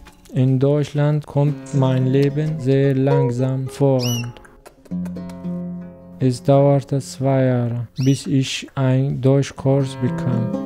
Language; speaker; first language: German; non-native, learner; Arabic